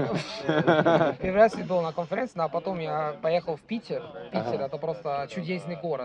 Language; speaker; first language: Russian; non-native, fluent; Italian